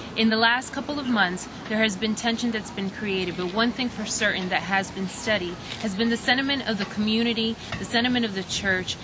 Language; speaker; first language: English; early bilingual, other home language; Spanish